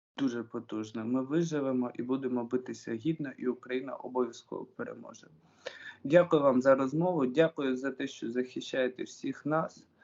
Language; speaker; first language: Ukrainian; native; Ukrainian